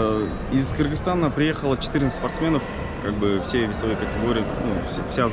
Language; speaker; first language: Russian; non-native, local second language; Kyrgyz